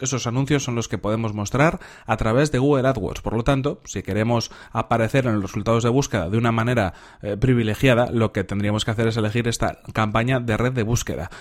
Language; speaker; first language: Spanish; native; Spanish